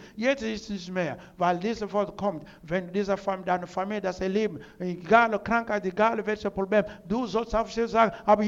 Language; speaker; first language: German; non-native, learner; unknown